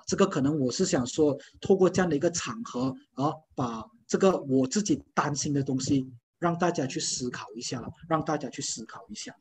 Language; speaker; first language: Chinese; native; Chinese